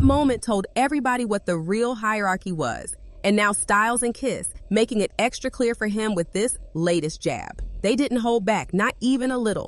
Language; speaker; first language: English; native; English